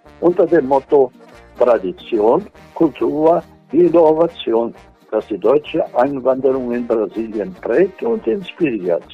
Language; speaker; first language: German; early bilingual, heritage; Portuguese